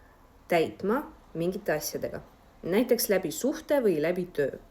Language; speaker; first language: Estonian; non-native, local second language; Russian